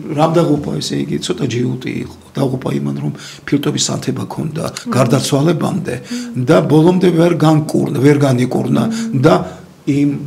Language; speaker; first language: Georgian; native; Georgian